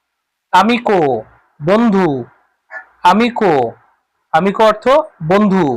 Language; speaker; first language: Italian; non-native, learner; Bangla